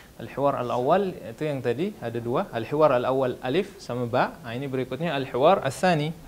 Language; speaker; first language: Arabic; non-native, fluent; Indonesian